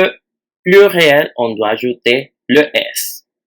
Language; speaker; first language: French; non-native, fluent; Spanish